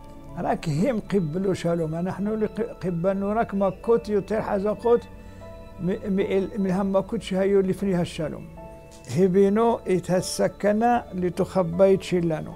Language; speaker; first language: Hebrew; non-native, fluent; Arabic